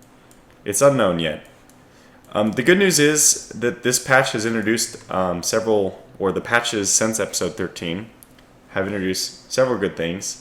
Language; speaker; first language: English; native; English